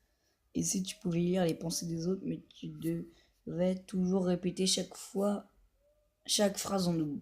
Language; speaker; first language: French; native; French